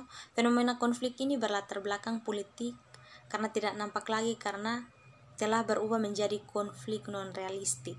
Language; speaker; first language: Indonesian; native; Indonesian